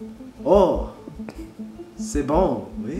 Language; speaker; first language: French; non-native, learner; English